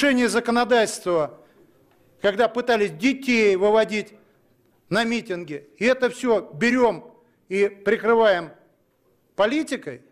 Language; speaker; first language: Russian; native; Russian